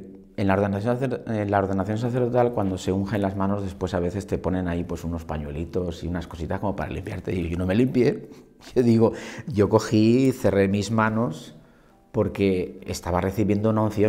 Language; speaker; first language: Spanish; native; Spanish